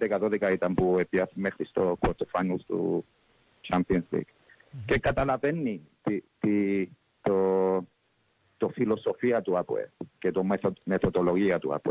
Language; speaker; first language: Greek; early bilingual, heritage; English